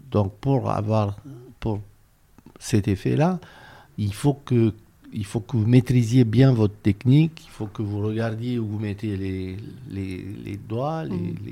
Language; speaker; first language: French; non-native, fluent; Romanian